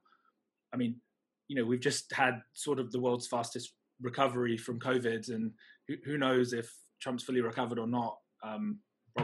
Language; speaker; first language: English; native; English